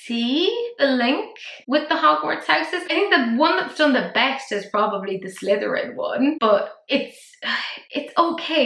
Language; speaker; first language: English; native; English